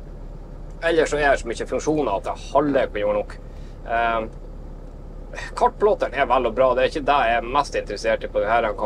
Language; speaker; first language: Norwegian; native; Norwegian